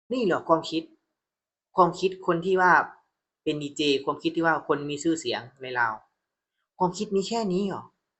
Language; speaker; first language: Thai; native; Thai